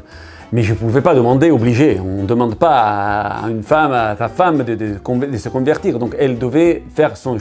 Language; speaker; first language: French; non-native, learner; Italian